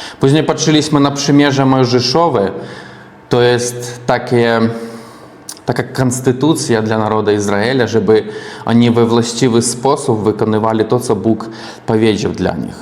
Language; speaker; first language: Polish; non-native, learner; Russian